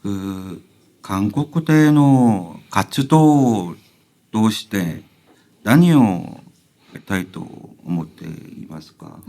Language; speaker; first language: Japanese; non-native, learner; Korean